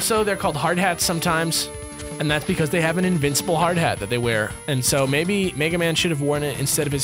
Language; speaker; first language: English; native; English